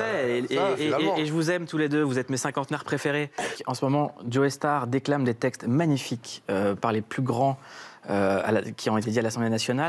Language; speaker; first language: French; native; French